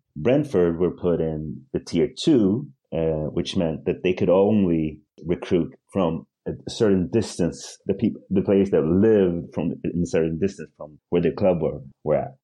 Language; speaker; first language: English; early bilingual, other home language; Swedish